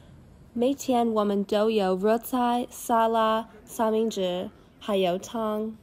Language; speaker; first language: Chinese; non-native, learner; English